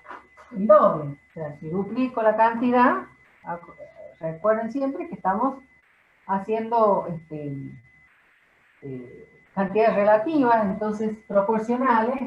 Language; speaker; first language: Spanish; native; Spanish